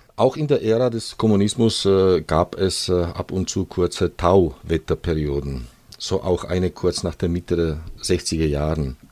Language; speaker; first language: German; non-native, fluent; Czech